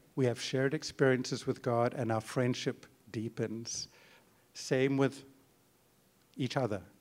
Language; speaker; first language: English; native; English